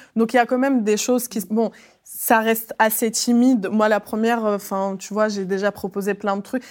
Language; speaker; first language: French; early bilingual, other home language; Arabic